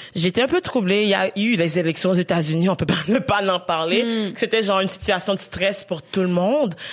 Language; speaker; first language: French; native; French